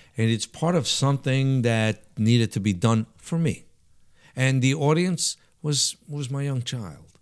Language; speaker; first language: English; early bilingual, other home language; Italian